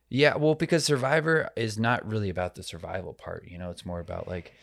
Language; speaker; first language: English; native; English